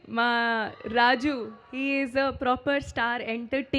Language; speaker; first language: Telugu; non-native, learner; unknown